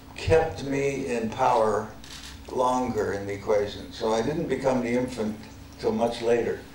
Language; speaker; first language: English; native; English